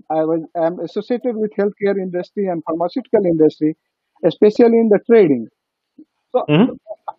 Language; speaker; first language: English; non-native, local second language; Nepali